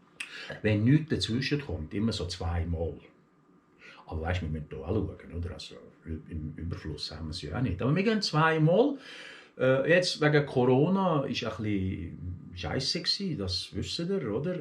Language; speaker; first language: German; early bilingual, other home language; Turkish